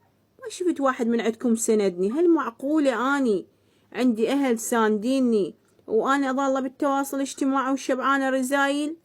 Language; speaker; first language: Arabic; native; Arabic